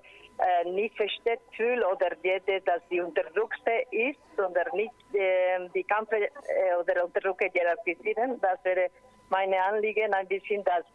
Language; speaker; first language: German; non-native, learner; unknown